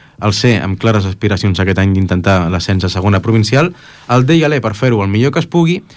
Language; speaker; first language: Catalan; native; Catalan